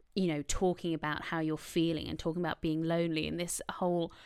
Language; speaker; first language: English; native; English